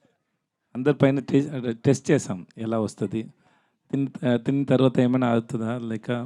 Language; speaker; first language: Telugu; non-native, learner; Tamil